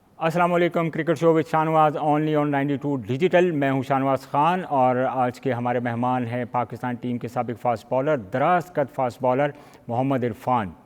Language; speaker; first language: Urdu; non-native, local second language; Punjabi